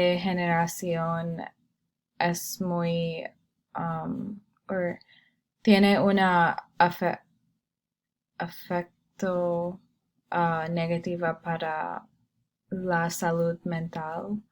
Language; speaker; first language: Spanish; non-native, learner; English